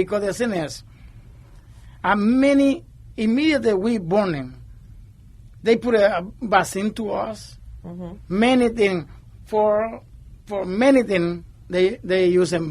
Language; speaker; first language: English; non-native, learner; Spanish